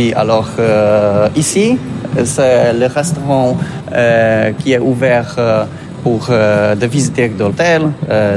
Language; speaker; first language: French; non-native, learner; Polish